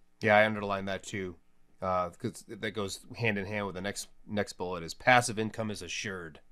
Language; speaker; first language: English; native; English